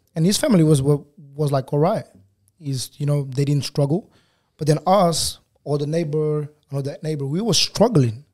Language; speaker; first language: English; non-native, fluent; Portuguese